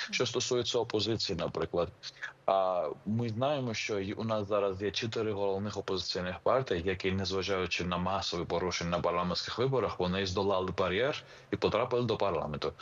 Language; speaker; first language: Ukrainian; non-native, fluent; Georgian